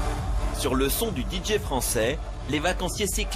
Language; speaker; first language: French; native; French